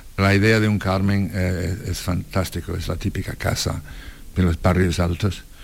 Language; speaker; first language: Spanish; non-native, fluent; English